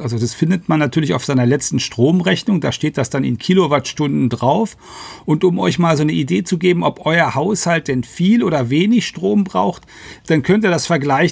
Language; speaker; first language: German; native; German